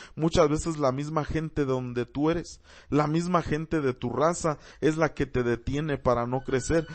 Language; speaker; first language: Spanish; early bilingual, heritage; Spanish